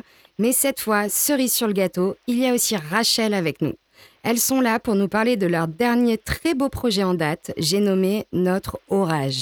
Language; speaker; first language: French; native; French